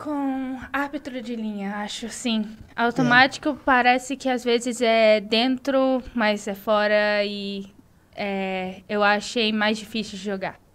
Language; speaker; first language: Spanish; non-native, learner; Portuguese